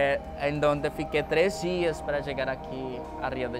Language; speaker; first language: Portuguese; non-native, fluent; Spanish